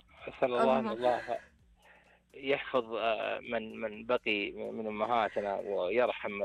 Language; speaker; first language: Arabic; native; Arabic